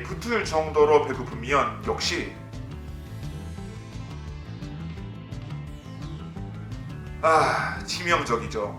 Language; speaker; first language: Korean; non-native, fluent; English